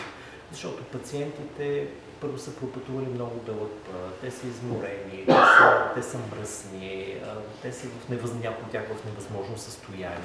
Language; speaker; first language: Bulgarian; native; Bulgarian